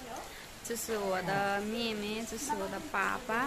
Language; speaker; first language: Chinese; non-native, learner; Nepali